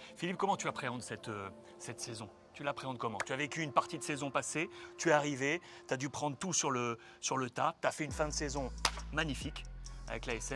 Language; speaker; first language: French; native; French